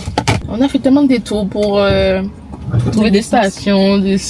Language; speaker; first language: French; native; French